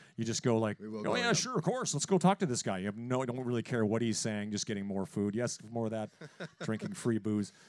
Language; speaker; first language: English; native; English